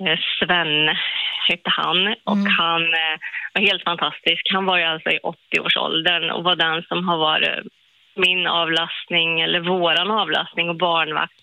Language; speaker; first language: Swedish; native; Swedish